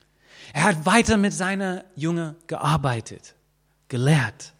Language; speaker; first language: German; non-native, fluent; English